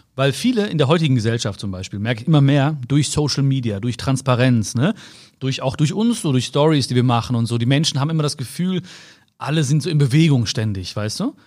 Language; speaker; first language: German; native; German